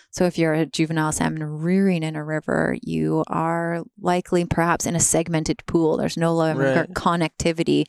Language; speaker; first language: English; native; English